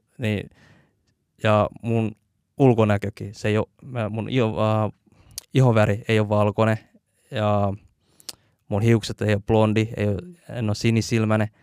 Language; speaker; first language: Finnish; early bilingual, other home language; Vietnamese